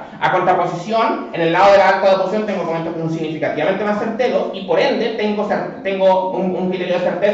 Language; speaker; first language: Spanish; native; Spanish